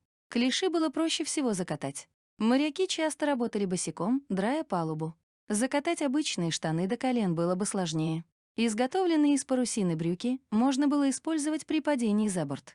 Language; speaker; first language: Russian; native; Russian